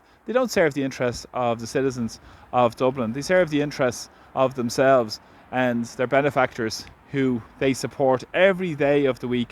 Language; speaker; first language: English; native; English